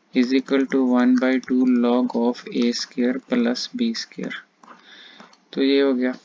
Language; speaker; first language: Hindi; non-native, local second language; Punjabi